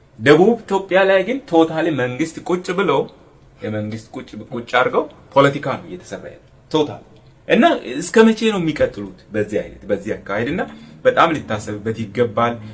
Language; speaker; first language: Amharic; non-native, local second language; Sidamo